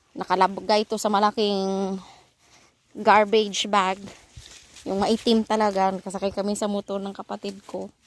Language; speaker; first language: Filipino; non-native, local second language; Cebuano